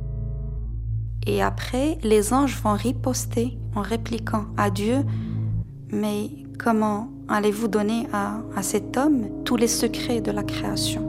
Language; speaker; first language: French; non-native, local second language; Arabic